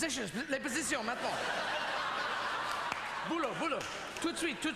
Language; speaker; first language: French; non-native, learner; English